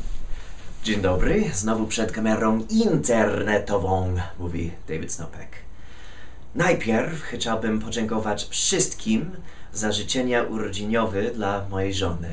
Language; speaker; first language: Polish; non-native, fluent; English